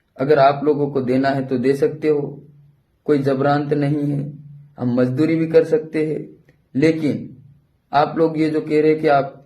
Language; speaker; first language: Hindi; non-native, local second language; Bhili